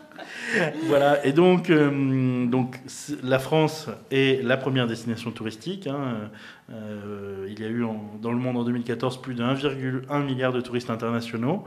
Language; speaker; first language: French; native; French